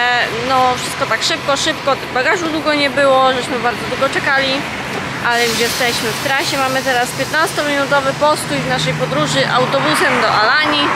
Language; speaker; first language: Polish; native; Polish